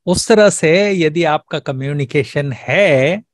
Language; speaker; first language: Hindi; native; Hindi